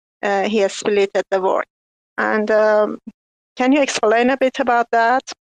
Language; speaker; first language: English; non-native, learner; Persian